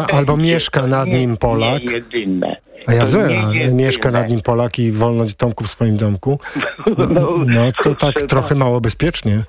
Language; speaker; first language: Polish; native; Polish